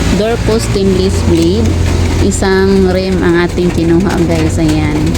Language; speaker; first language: Filipino; non-native, local second language; Cebuano